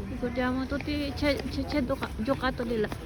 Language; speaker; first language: Italian; early bilingual, other home language; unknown